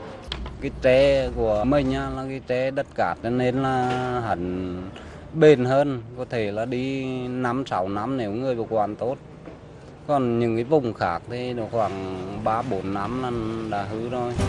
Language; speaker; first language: Vietnamese; native; Vietnamese